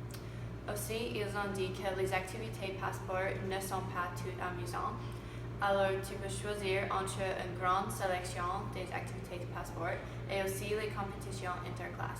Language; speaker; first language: French; non-native, fluent; English